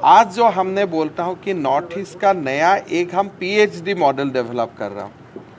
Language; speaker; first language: Hindi; non-native, local second language; Assamese